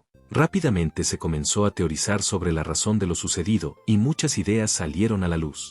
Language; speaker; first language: Spanish; native; Spanish